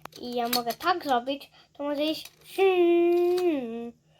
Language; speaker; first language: Polish; early bilingual, heritage; Polish